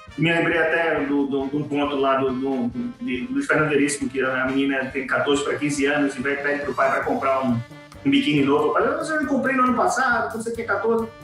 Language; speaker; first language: Portuguese; native; Portuguese